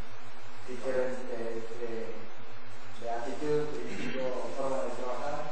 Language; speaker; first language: Spanish; non-native, learner; Korean